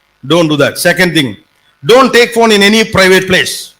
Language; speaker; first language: English; non-native, local second language; Tamil